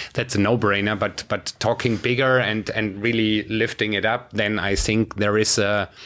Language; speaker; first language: English; non-native, fluent; German